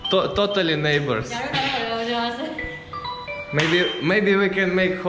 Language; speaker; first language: English; non-native, learner; Russian